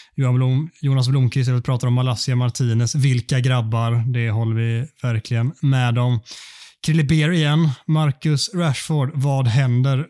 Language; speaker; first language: Swedish; native; Swedish